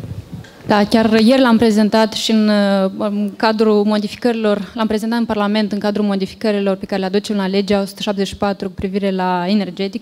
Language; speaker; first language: Romanian; native; Romanian